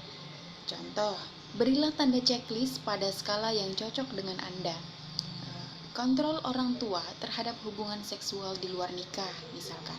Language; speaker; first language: Indonesian; native; Indonesian